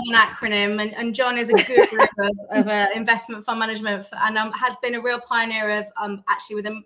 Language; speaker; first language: English; native; English